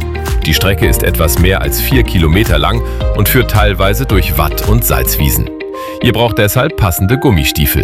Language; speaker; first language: German; native; German